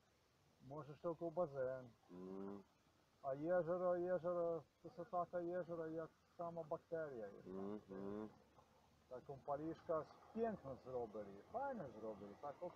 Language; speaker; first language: Polish; non-native, learner; Croatian